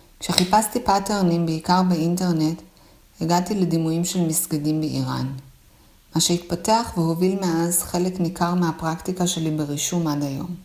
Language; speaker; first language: Hebrew; early bilingual, other home language; Persian